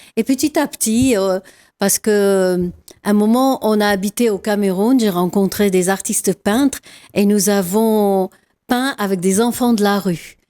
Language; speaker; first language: French; non-native, local second language; Arabic